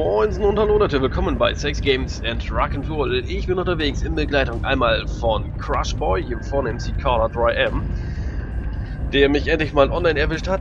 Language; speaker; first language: German; native; German